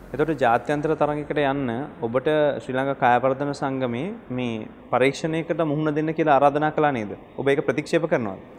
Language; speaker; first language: Sinhala; native; Sinhala